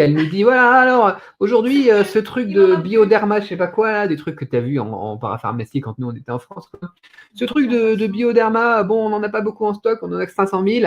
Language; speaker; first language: French; native; French